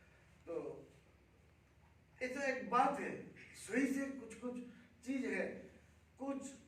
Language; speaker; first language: Hindi; non-native, local second language; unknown